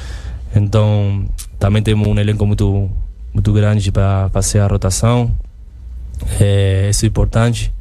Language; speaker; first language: Portuguese; non-native, fluent; Spanish